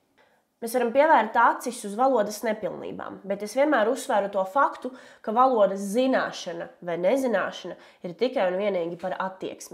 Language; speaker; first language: Latvian; native; Latvian